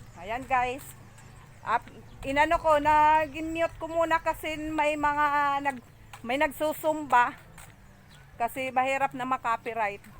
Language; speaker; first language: Filipino; native; Filipino